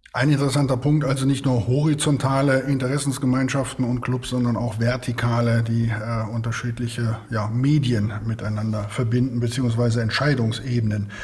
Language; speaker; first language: German; native; German